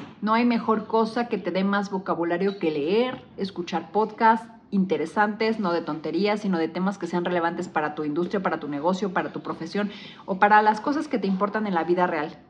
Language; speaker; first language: Spanish; native; Spanish